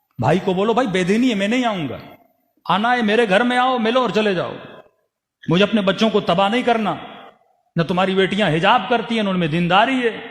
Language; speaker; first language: Urdu; early bilingual, heritage; Urdu